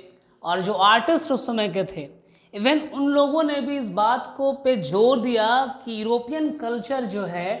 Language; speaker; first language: Hindi; native; Hindi